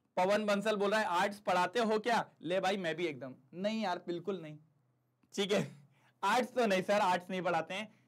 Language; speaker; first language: Hindi; native; Hindi